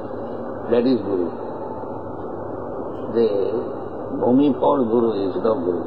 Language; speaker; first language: English; non-native, local second language; Bangla